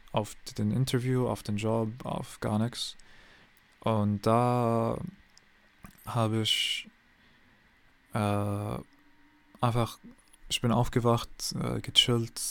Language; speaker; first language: German; non-native, learner; English